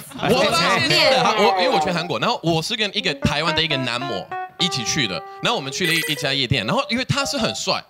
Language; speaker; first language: Chinese; non-native, fluent; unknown